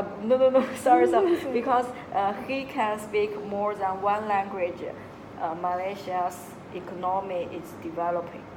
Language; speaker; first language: English; non-native, local second language; Chinese